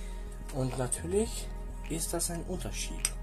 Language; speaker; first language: German; non-native, fluent; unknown